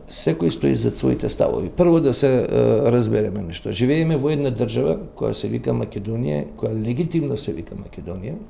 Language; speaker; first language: Macedonian; non-native, local second language; Albanian